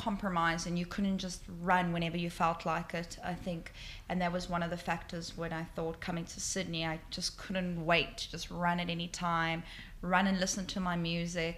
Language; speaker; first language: English; native; English